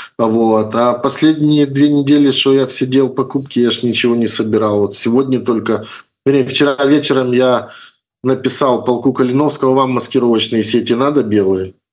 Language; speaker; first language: Russian; native; Russian